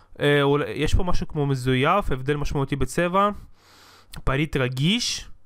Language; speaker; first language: Hebrew; native; Hebrew